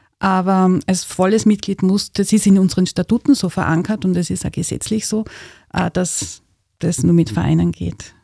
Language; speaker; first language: German; native; German